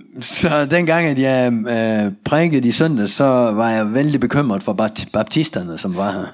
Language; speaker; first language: Danish; non-native, fluent; Russian